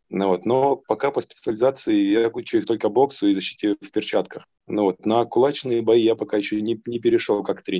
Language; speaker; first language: Russian; native; Russian